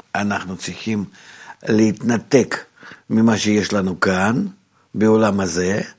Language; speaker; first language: Hebrew; non-native, fluent; Russian